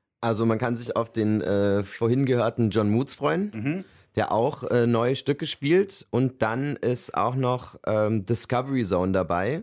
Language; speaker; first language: German; native; German